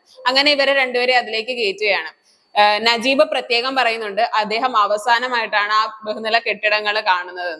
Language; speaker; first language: Malayalam; native; Malayalam